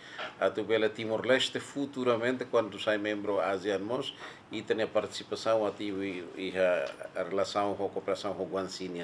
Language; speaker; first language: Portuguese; non-native, local second language; Tetum